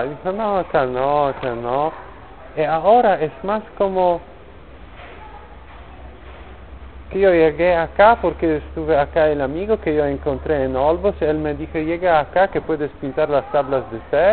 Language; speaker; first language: Spanish; non-native, learner; Polish